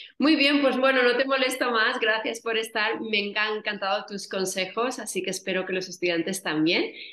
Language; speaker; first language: Spanish; native; Spanish